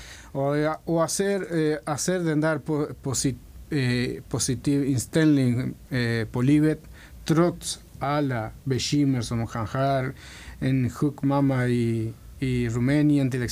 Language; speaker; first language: Swedish; non-native, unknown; Spanish